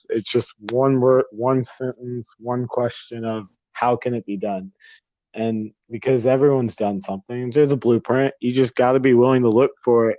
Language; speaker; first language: English; native; English